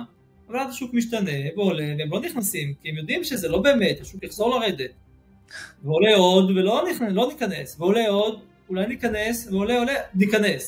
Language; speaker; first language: Hebrew; native; Hebrew